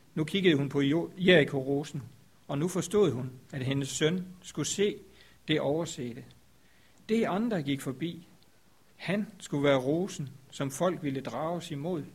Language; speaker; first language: Danish; native; Danish